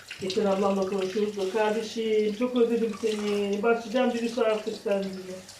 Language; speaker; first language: Turkish; native; Turkish